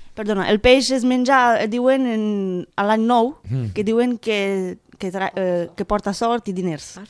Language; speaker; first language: Catalan; non-native, fluent; Romanian